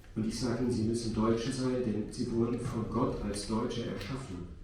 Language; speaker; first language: German; native; German